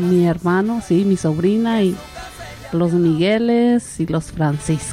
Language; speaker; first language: Spanish; native; Spanish